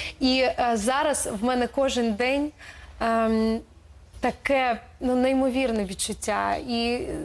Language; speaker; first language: Ukrainian; non-native, local second language; Russian